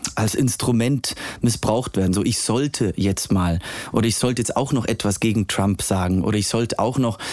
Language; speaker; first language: German; native; German